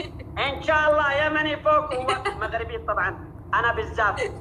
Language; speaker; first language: Arabic; native; Arabic